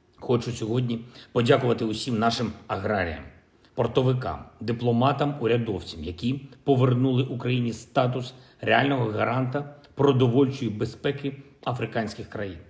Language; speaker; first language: Ukrainian; non-native, local second language; Russian